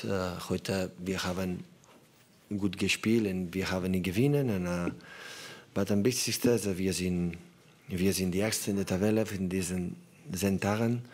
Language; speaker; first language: German; non-native, learner; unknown